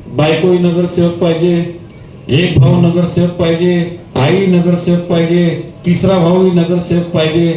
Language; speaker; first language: Marathi; non-native, local second language; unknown